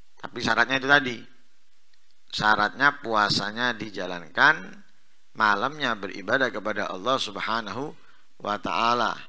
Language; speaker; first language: Indonesian; non-native, local second language; Javanese